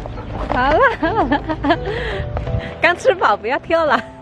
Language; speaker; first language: Chinese; native; Chinese